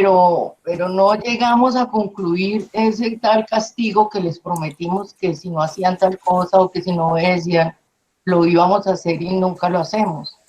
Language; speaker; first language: Spanish; native; Spanish